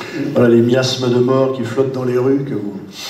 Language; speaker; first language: French; native; French